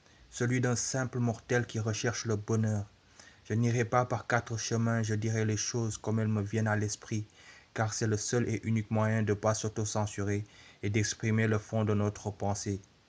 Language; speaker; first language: French; non-native, local second language; Wolof